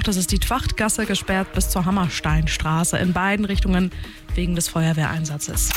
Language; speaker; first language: German; native; German